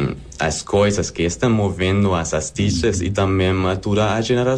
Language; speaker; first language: Portuguese; non-native, learner; German